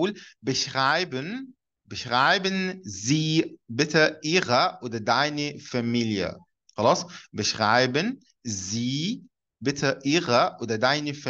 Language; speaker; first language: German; non-native, fluent; Arabic